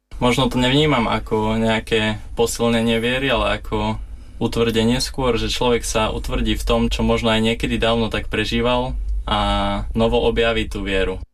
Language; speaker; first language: Slovak; native; Slovak